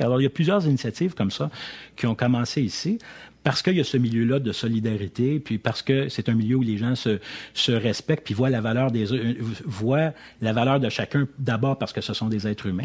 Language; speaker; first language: French; native; French